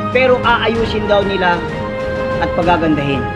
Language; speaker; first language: Filipino; native; Filipino